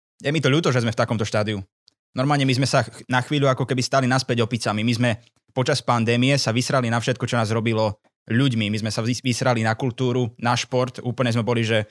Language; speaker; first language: Slovak; native; Slovak